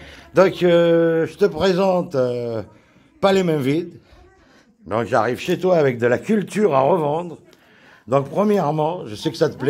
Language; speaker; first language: French; native; French